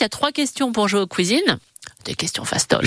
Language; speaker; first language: French; native; French